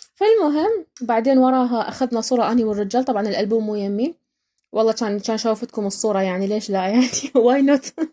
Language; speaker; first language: Arabic; native; Arabic